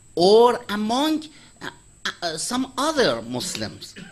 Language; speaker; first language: English; non-native, fluent; Persian